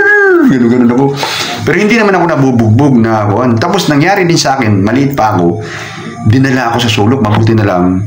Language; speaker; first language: Filipino; non-native, local second language; Cebuano